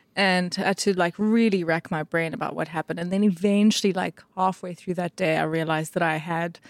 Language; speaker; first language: English; native; English